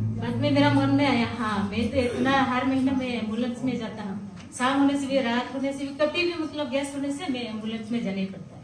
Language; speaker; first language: Hindi; non-native, local second language; Santali